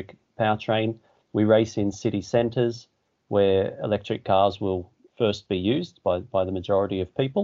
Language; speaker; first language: English; native; English